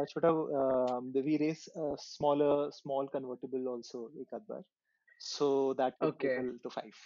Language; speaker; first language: English; non-native, local second language; Hindi